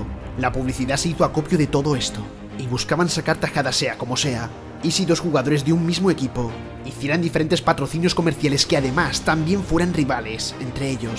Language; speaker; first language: Spanish; native; Spanish